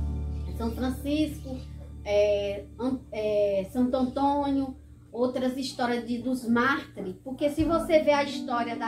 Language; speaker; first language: Portuguese; native; Portuguese